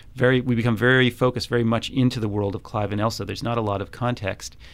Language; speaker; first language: English; native; English